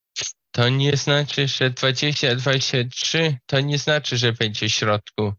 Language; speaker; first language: Polish; non-native, learner; Slovak